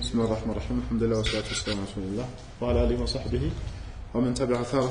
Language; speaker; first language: Arabic; non-native, learner; French